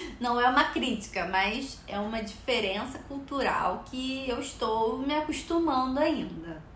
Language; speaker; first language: Portuguese; native; Portuguese